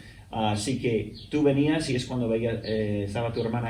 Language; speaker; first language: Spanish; non-native, fluent; English